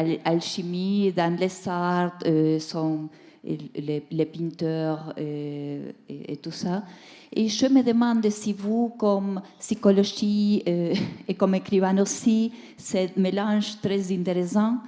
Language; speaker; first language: French; non-native, learner; Spanish